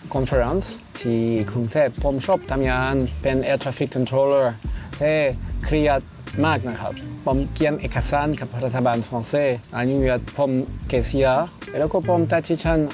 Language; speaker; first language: Thai; non-native, learner; French